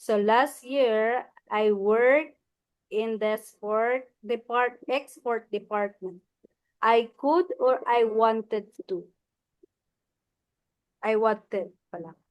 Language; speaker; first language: English; non-native, local second language; Filipino